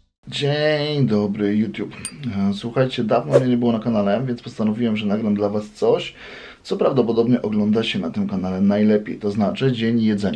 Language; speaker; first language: Polish; native; Polish